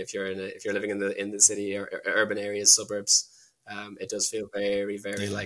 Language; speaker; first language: English; native; English